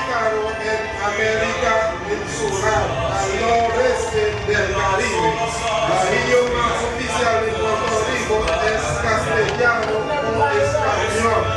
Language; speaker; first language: Spanish; non-native, learner; Haitian Creole